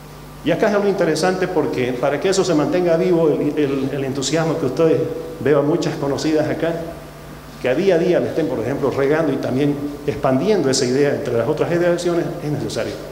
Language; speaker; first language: Spanish; native; Spanish